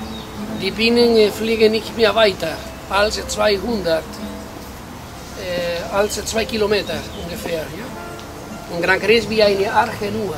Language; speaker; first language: German; non-native, fluent; Spanish